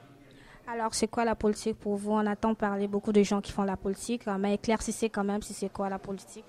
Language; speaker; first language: French; non-native, local second language; Lingala